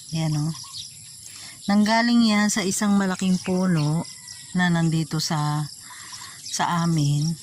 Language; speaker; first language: Filipino; native; Filipino